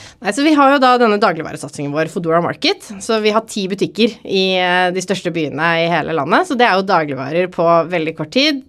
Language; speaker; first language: Norwegian; native; Norwegian